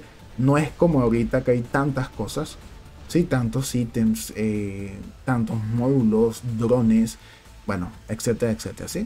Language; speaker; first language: Spanish; native; Spanish